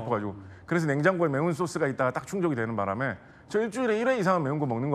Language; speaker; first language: Korean; native; Korean